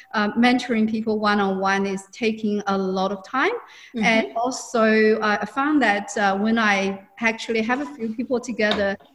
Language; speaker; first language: English; non-native, fluent; Chinese